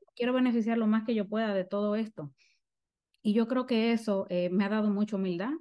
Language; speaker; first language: Spanish; native; Spanish